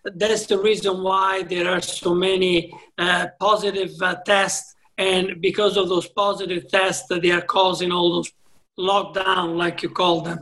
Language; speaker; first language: English; non-native, fluent; Italian